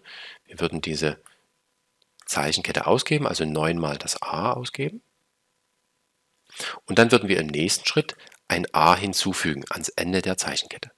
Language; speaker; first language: German; native; German